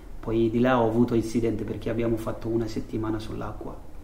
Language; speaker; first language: Italian; non-native, learner; Fula